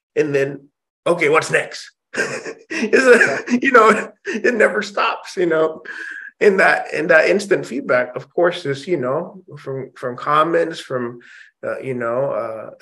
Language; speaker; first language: English; early bilingual, other home language; Indonesian